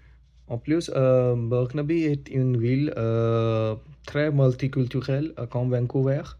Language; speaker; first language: French; non-native, learner; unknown